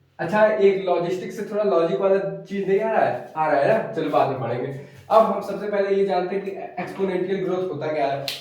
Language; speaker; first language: Hindi; native; Hindi